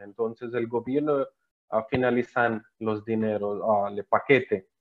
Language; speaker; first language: Spanish; non-native, learner; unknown